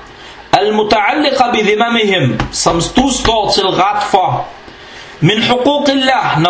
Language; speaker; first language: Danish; non-native, fluent; Arabic